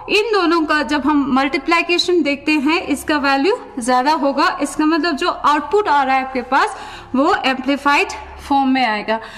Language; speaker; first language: Hindi; non-native, local second language; Ladakhi